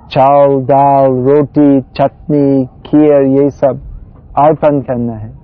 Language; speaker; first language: Hindi; non-native, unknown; English